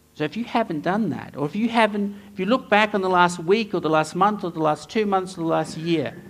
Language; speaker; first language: English; native; English